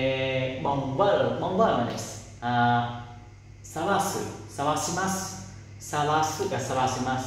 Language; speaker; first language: Japanese; non-native, fluent; Lao